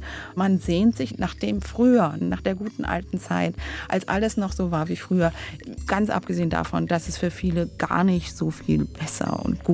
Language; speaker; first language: German; native; German